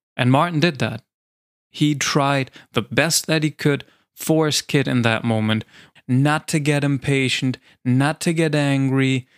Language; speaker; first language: English; non-native, fluent; German